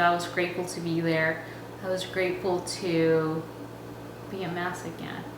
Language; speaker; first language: English; native; English